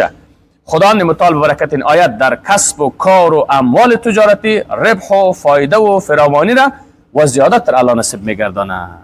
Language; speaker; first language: Persian; native; Persian